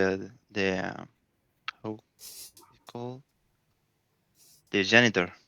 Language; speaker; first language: English; non-native, learner; Spanish